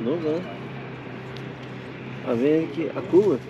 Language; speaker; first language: Russian; non-native, local second language; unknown